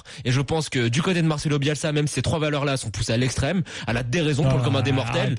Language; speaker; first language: French; native; French